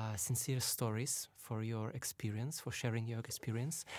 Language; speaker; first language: English; non-native, fluent; Ukrainian